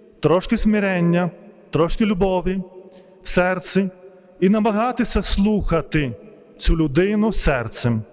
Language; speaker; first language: Ukrainian; non-native, fluent; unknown